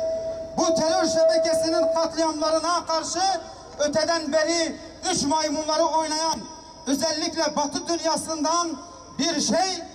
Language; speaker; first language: Turkish; native; Turkish